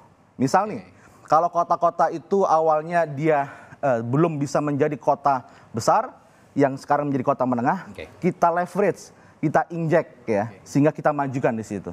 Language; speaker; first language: Indonesian; native; Indonesian